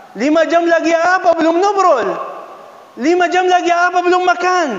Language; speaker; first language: Indonesian; non-native, fluent; Arabic